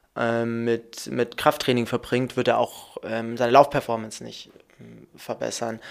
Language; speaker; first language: German; native; German